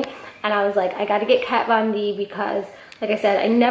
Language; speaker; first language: English; native; English